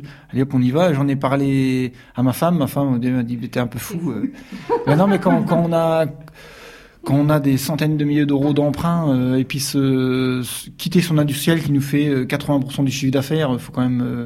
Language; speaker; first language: French; native; French